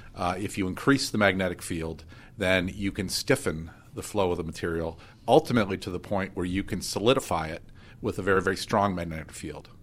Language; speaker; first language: English; native; English